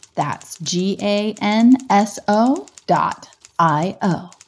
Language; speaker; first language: English; native; English